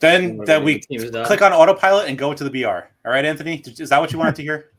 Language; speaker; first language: English; native; English